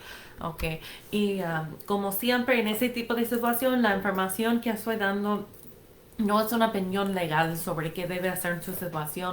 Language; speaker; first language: Spanish; non-native, fluent; English